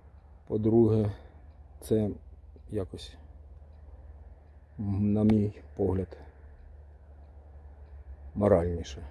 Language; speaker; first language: Ukrainian; non-native, local second language; Russian